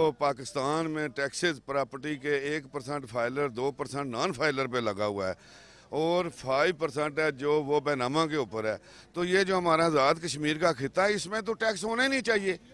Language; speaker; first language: Urdu; non-native, local second language; Pahari-Potwari